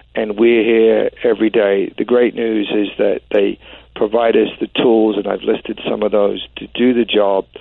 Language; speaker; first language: English; native; English